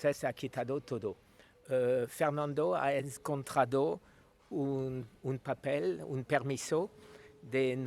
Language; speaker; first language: Spanish; non-native, learner; French